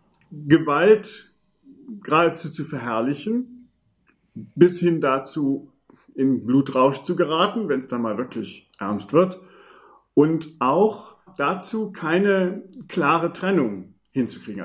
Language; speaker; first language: German; native; German